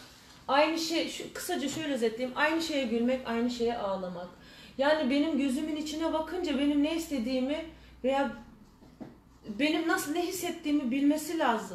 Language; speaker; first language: Turkish; early bilingual, heritage; Turkish